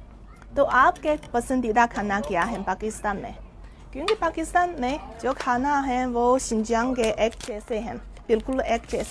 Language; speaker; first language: Hindi; non-native, fluent; Chinese